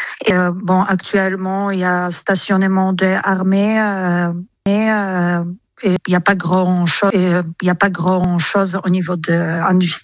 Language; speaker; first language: French; non-native, fluent; Polish